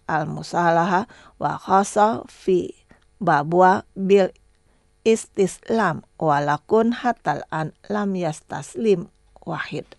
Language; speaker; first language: Arabic; non-native, fluent; Indonesian